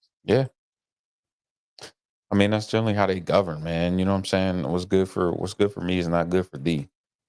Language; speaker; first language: English; native; English